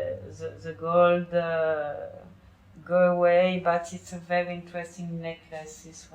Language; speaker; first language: English; non-native, learner; French